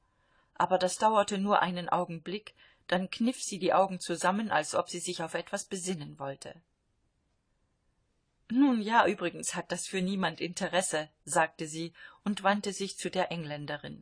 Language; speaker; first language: German; native; German